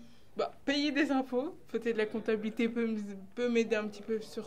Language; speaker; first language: French; native; French